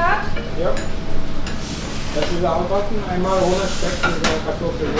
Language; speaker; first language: German; non-native, learner; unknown